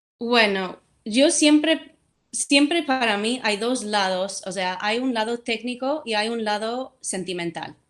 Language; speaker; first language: Spanish; non-native, fluent; English